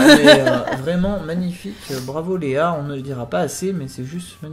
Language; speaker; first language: French; native; French